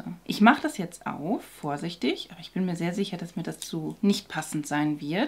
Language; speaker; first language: German; native; German